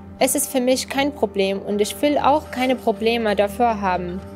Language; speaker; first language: German; non-native, learner; Arabic